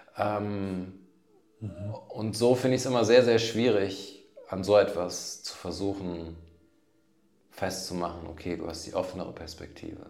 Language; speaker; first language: German; native; German